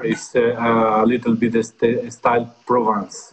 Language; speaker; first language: English; non-native, fluent; Spanish